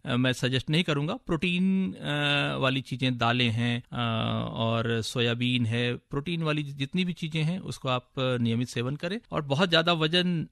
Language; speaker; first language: Hindi; native; Hindi